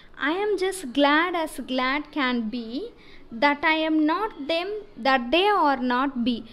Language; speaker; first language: English; non-native, local second language; Tamil